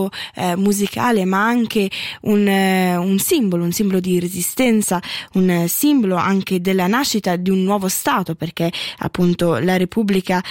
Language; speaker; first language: Italian; native; Italian